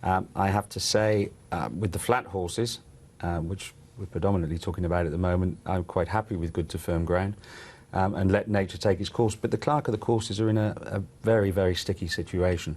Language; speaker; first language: English; native; English